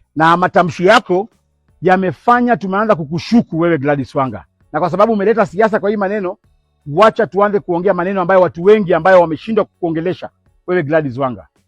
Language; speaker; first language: Swahili; non-native, local second language; Luyia